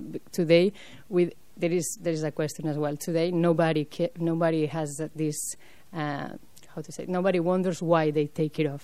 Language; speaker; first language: English; non-native, fluent; French